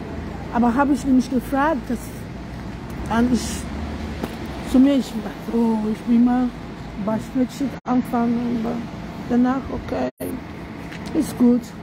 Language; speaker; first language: German; non-native, learner; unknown